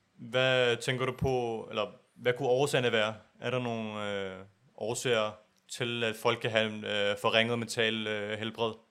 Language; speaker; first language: Danish; early bilingual, other home language; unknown